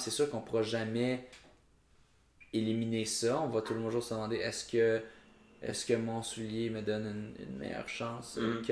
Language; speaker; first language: French; native; French